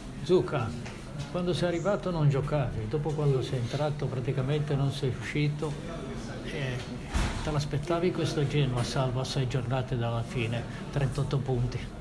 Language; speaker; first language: Italian; native; Italian